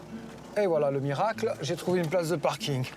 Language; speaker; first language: French; native; French